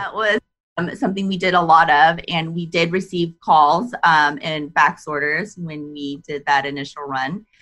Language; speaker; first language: English; non-native, fluent; Japanese